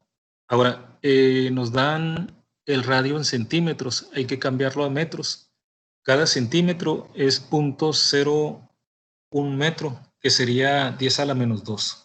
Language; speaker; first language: Spanish; native; Spanish